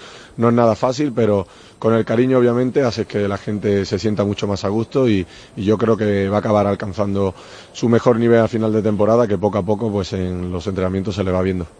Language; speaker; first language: Spanish; native; Spanish